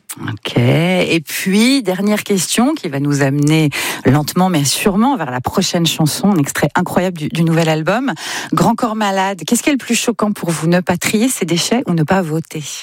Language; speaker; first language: French; native; French